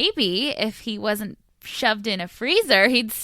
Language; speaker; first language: English; native; English